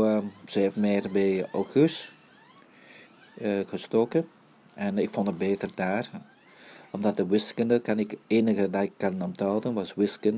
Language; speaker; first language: Dutch; early bilingual, other home language; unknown